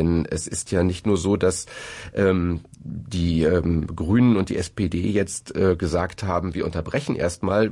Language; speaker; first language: German; native; German